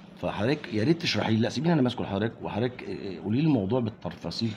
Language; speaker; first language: Arabic; native; Arabic